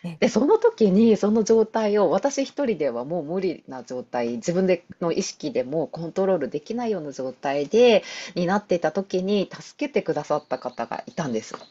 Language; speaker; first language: Japanese; native; Japanese